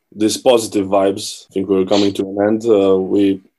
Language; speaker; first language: English; non-native, fluent; Romanian